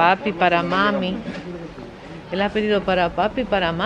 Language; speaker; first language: Spanish; native; Spanish